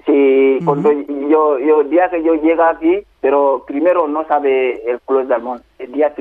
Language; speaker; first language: Spanish; non-native, learner; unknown